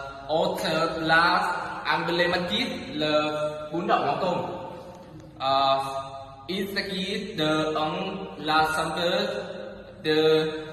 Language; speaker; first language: French; non-native, learner; Vietnamese